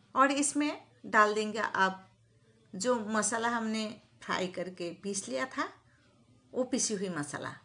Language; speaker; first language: Hindi; native; Hindi